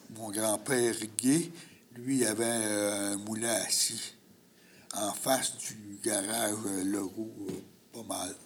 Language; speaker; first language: French; native; French